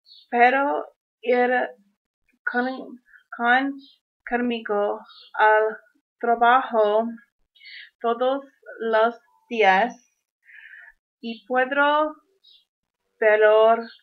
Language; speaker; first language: Spanish; non-native, learner; English